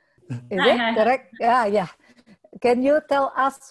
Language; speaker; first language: English; non-native, learner; Indonesian